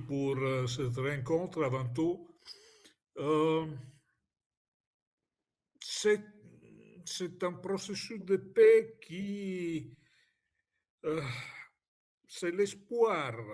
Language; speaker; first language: French; non-native, fluent; Italian